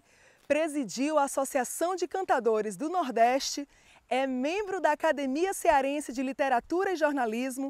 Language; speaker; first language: Portuguese; native; Portuguese